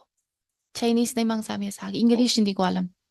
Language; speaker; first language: Filipino; non-native, learner; Chinese